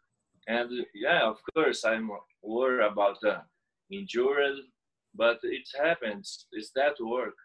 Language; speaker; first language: English; non-native, learner; Portuguese